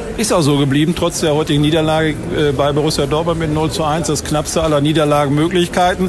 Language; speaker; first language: German; native; German